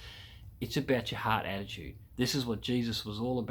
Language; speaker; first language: English; native; English